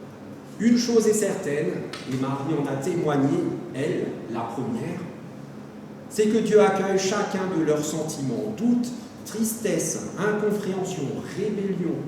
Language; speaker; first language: French; native; French